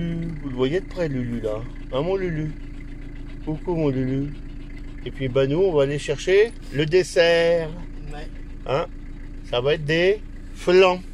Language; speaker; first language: French; native; French